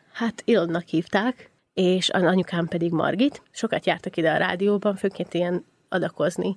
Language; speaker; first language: Hungarian; native; Hungarian